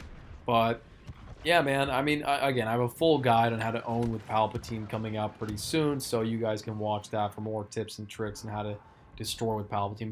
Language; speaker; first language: English; native; English